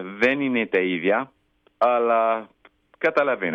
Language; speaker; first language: Greek; non-native, learner; Kurdish